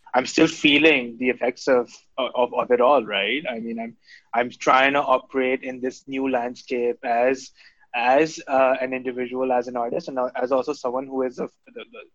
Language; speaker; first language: English; non-native, local second language; Urdu